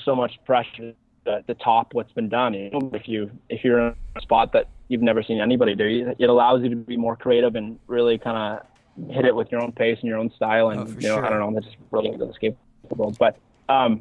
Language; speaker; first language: English; native; English